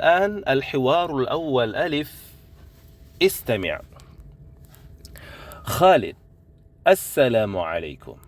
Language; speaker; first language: Arabic; non-native, fluent; Indonesian